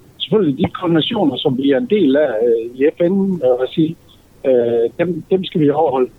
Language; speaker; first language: Danish; native; Danish